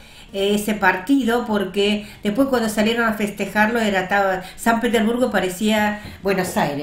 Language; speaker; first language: Spanish; early bilingual, heritage; Russian